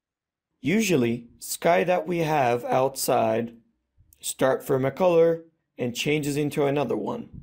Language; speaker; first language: English; non-native, fluent; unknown